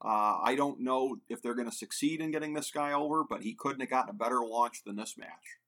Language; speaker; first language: English; native; English